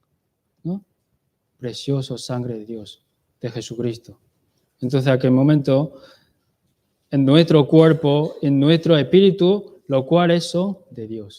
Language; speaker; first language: Spanish; non-native, learner; Chinese